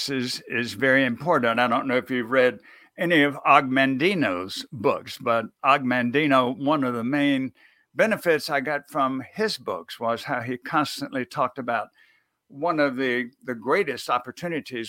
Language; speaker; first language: English; native; English